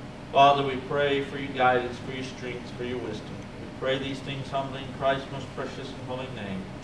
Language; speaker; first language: English; native; English